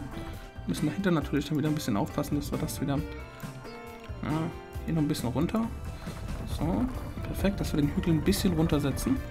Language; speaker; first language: German; native; German